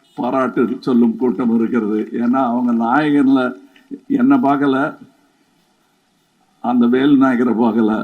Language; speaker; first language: Tamil; native; Tamil